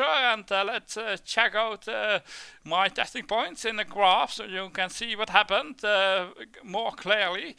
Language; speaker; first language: English; non-native, fluent; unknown